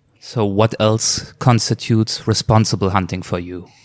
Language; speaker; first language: English; non-native, fluent; German